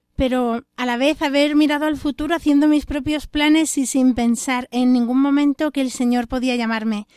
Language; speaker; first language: Spanish; native; Spanish